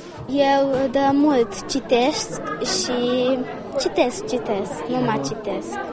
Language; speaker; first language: Romanian; non-native, local second language; Hungarian